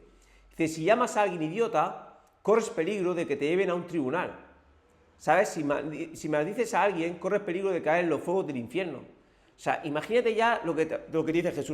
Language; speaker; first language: Spanish; native; Spanish